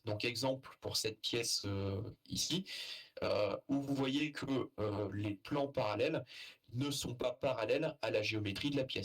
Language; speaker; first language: French; native; French